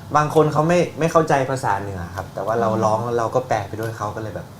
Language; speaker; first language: Thai; native; Thai